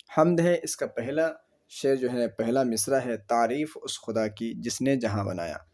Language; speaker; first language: Urdu; native; Urdu